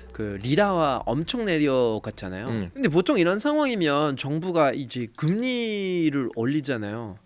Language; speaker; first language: Korean; non-native, fluent; French